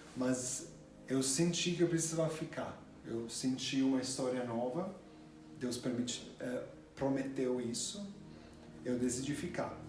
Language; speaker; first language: Portuguese; non-native, fluent; English